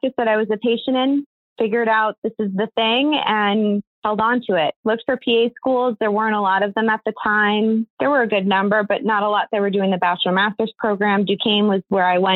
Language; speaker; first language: English; native; English